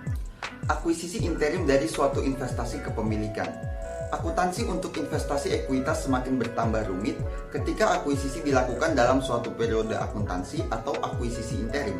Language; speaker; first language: Indonesian; native; Indonesian